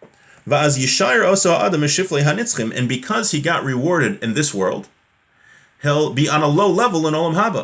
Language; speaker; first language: English; native; English